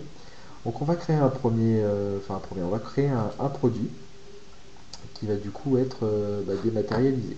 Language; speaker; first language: French; native; French